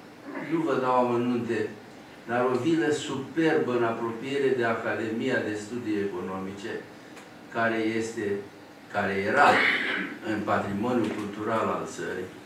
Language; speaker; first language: Romanian; native; Romanian